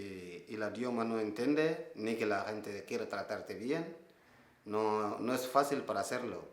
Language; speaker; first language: Spanish; non-native, learner; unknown